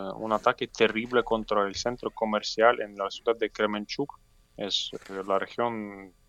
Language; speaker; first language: Spanish; non-native, fluent; Ukrainian